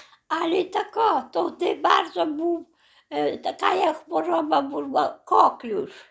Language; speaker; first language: Polish; non-native, local second language; Belarusian